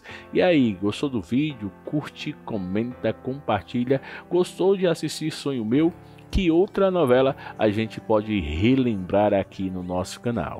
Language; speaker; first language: Portuguese; native; Portuguese